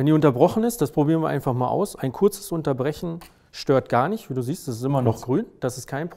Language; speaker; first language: German; native; German